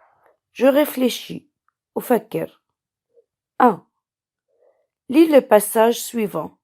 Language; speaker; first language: French; non-native, local second language; Arabic